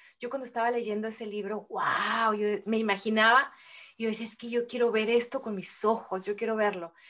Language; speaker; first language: Spanish; native; Spanish